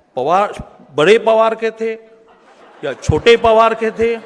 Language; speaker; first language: Hindi; non-native, local second language; Marathi